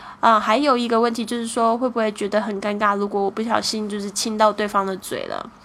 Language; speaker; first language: Chinese; native; Chinese